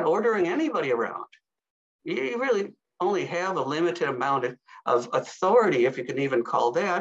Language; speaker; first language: English; native; English